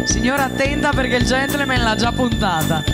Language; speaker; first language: Italian; native; Italian